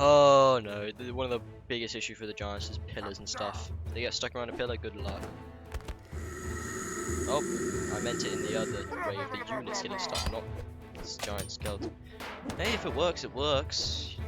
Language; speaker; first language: English; native; English